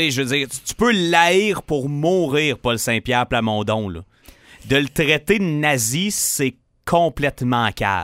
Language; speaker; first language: French; native; French